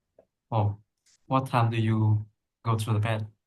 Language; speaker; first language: English; non-native, learner; Vietnamese